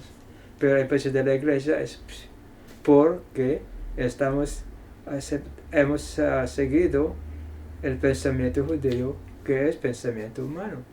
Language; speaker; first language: Spanish; non-native, fluent; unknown